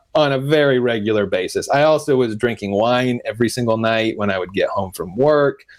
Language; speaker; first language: English; native; English